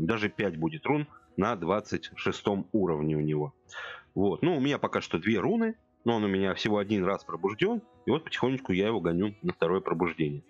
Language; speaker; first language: Russian; native; Russian